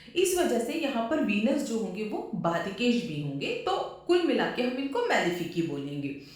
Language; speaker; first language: Hindi; native; Hindi